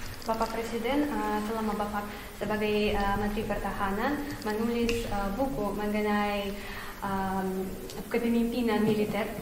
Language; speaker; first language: Indonesian; non-native, fluent; Russian